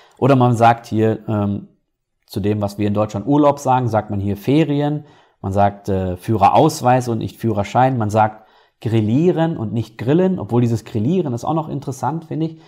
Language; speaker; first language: German; native; German